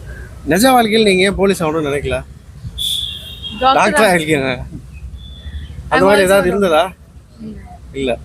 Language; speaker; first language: Tamil; native; Tamil